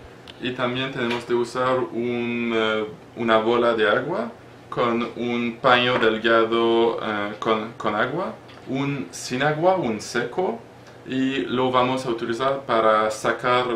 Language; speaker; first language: Spanish; non-native, learner; French